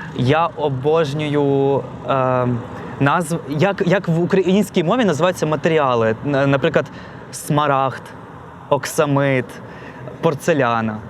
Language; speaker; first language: Ukrainian; non-native, local second language; Russian